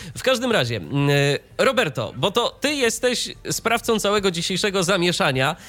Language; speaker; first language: Polish; native; Polish